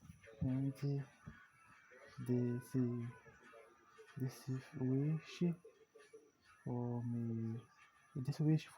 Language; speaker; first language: English; non-native, learner; Portuguese